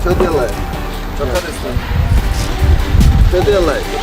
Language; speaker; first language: Russian; non-native, learner; Persian